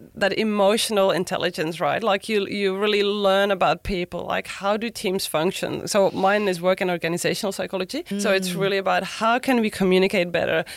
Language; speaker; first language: English; non-native, fluent; Dutch